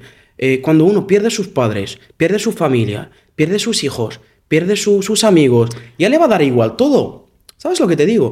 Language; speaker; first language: Spanish; non-native, fluent; Arabic